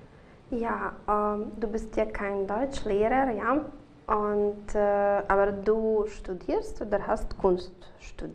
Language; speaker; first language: German; non-native, fluent; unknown